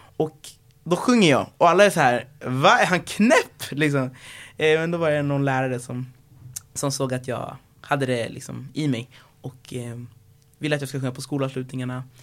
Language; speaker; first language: Swedish; early bilingual, other home language; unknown